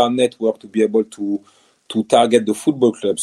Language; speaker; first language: English; non-native, fluent; French